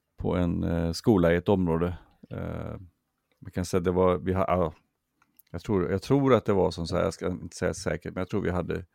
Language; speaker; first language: Swedish; native; Swedish